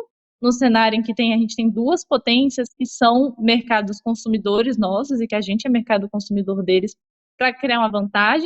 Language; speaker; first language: Portuguese; native; Portuguese